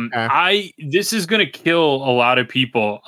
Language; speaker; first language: English; native; English